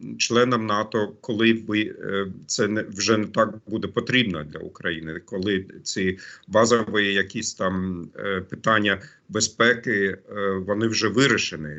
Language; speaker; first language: Ukrainian; non-native, fluent; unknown